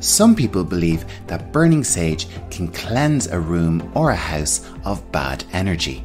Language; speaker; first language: English; native; English